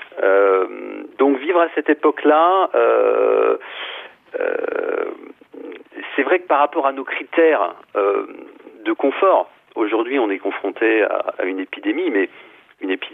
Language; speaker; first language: French; native; French